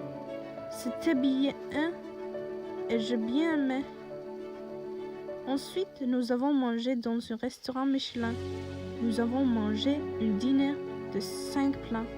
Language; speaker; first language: French; non-native, learner; Norwegian